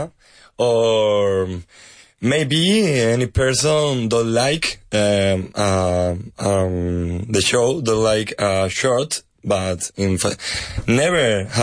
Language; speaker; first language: English; non-native, learner; Spanish